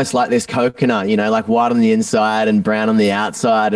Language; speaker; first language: English; native; English